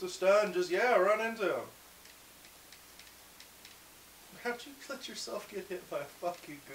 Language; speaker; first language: English; native; English